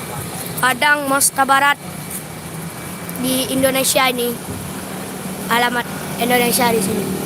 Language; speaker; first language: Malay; non-native, local second language; Minangkabau